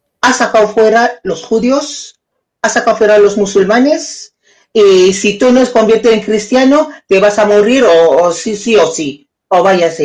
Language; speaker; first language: Spanish; non-native, fluent; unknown